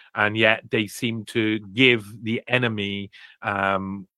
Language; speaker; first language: English; native; English